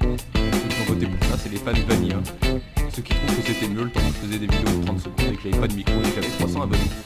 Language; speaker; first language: French; native; French